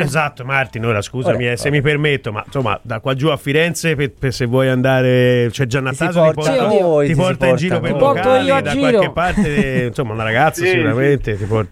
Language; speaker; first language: Italian; native; Italian